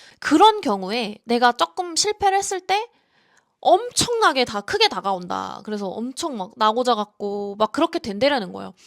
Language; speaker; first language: Korean; native; Korean